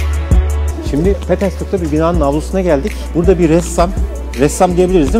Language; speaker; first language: Turkish; native; Turkish